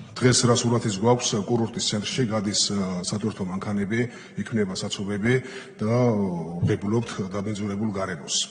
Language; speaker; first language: Georgian; native; Georgian